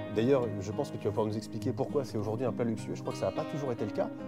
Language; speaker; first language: French; native; French